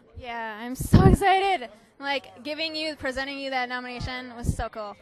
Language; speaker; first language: English; native; English